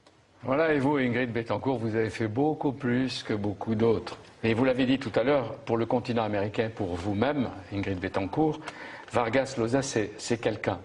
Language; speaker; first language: French; native; French